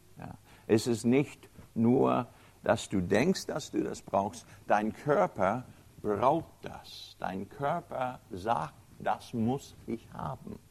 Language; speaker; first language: German; non-native, fluent; English